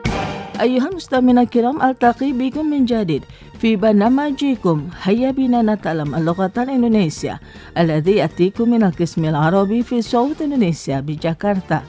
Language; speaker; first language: Arabic; non-native, fluent; Indonesian